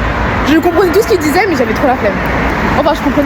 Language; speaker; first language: French; native; French